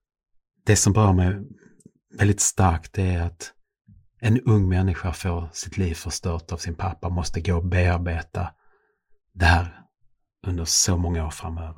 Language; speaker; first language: Swedish; native; Swedish